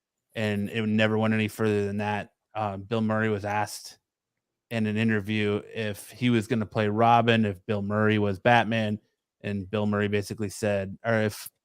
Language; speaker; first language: English; native; English